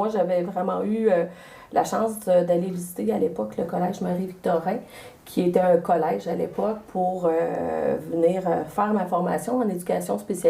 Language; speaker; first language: French; native; French